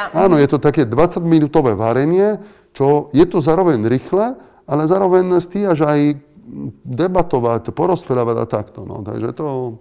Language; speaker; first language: Slovak; non-native, fluent; Italian